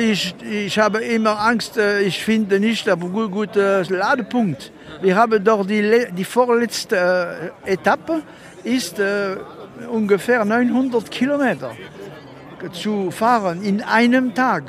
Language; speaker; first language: German; non-native, fluent; French